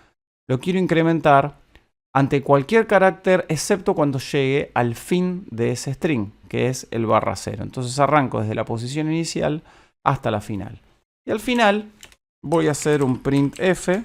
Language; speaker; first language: Spanish; native; Spanish